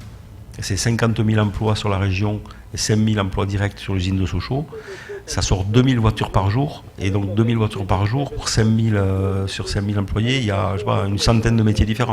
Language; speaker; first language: French; native; French